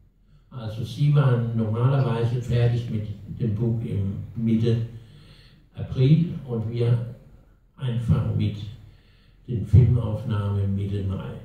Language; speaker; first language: German; non-native, learner; Danish